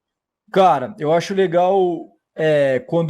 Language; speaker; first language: Portuguese; native; Portuguese